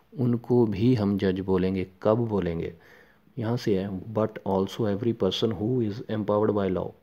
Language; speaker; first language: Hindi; non-native, local second language; Punjabi